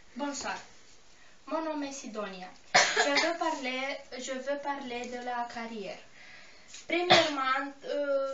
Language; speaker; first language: French; non-native, learner; Romanian